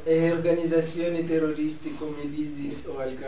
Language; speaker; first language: Italian; non-native, fluent; Arabic